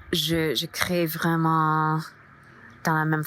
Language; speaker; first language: French; non-native, fluent; English